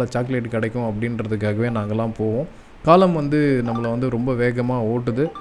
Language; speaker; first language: Tamil; native; Tamil